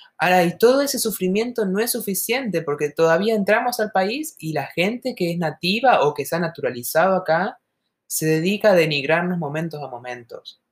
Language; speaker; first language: Spanish; native; Spanish